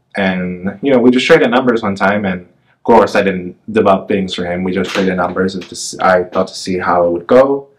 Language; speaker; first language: English; native; English